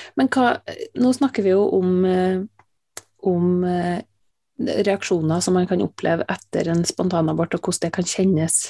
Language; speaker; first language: Norwegian; native; Norwegian